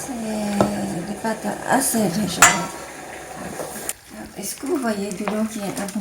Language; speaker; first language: French; non-native, fluent; Japanese